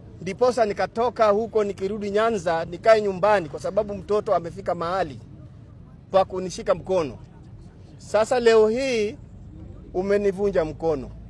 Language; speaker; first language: Swahili; non-native, local second language; Luo (Kenya and Tanzania)